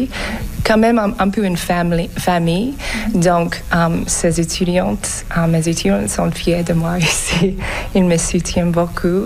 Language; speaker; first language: French; non-native, learner; English